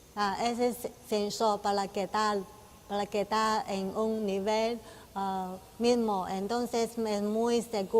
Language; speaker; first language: Spanish; non-native, learner; Chinese